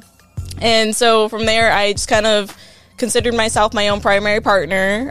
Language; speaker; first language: English; native; English